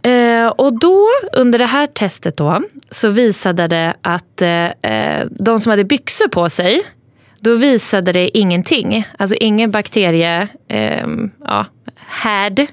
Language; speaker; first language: Swedish; native; Swedish